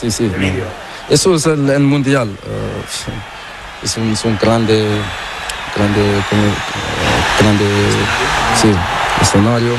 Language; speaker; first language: Spanish; non-native, learner; Portuguese